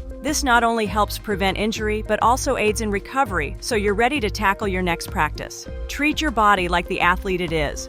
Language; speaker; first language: English; non-native, fluent; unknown